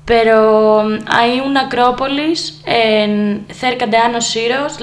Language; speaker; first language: Spanish; non-native, learner; Greek